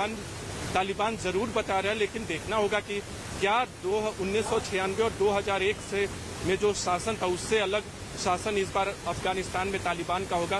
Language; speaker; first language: Hindi; native; Hindi